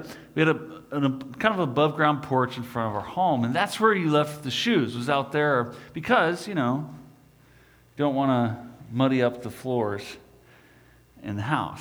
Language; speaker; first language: English; native; English